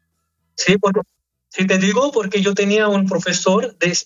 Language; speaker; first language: Spanish; non-native, learner; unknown